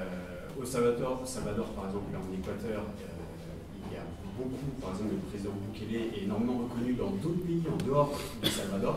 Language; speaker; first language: French; native; French